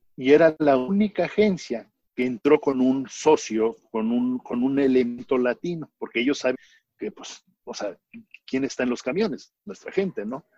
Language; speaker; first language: Spanish; native; Spanish